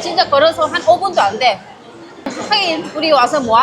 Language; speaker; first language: Korean; non-native, learner; Vietnamese